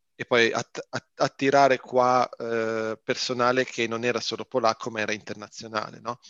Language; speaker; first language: Italian; native; Italian